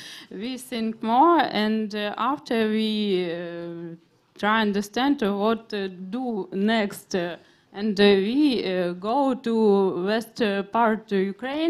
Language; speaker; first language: English; non-native, learner; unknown